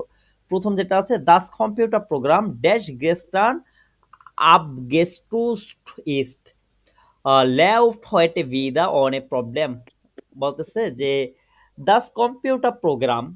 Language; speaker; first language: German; non-native, fluent; Bangla